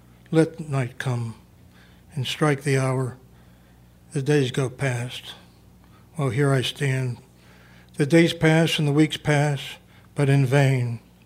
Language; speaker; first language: English; native; English